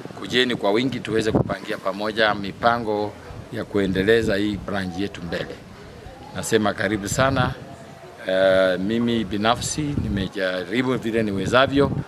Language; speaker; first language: Swahili; non-native, local second language; Luyia